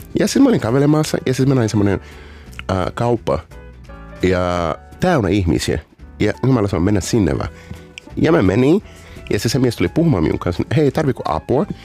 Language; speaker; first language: Finnish; non-native, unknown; Portuguese